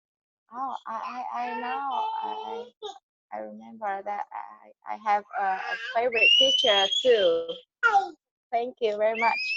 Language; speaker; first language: English; non-native, learner; Vietnamese